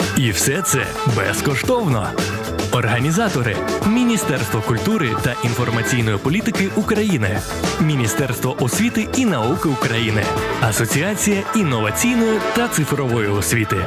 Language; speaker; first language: Ukrainian; native; Ukrainian